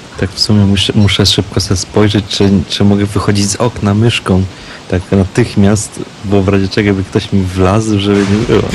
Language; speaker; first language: Polish; native; Polish